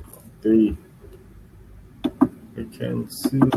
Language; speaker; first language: English; non-native, learner; Portuguese